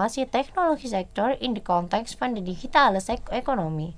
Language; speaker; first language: Dutch; non-native, fluent; Indonesian